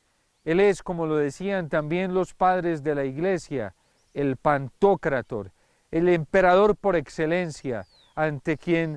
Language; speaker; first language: Spanish; native; Spanish